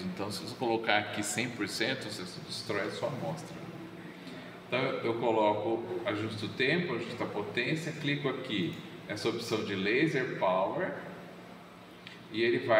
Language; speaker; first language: Portuguese; native; Portuguese